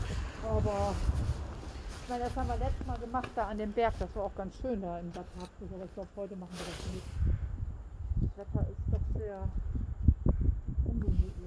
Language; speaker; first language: German; native; German